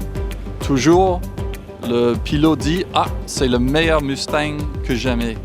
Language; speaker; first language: French; non-native, fluent; English